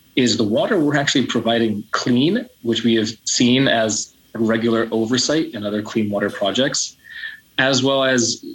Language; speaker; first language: English; native; English